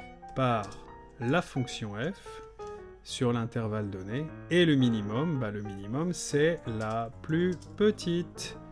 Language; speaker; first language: French; native; French